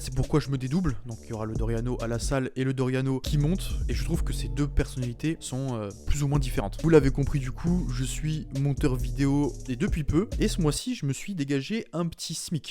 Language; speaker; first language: French; native; French